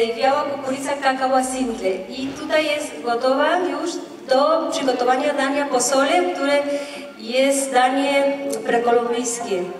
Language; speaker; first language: Polish; non-native, learner; Spanish